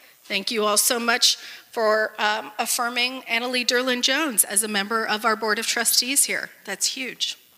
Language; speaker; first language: English; early bilingual, other home language; Spanish